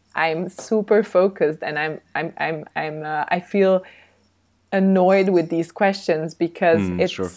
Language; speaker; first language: English; early bilingual, other home language; Hungarian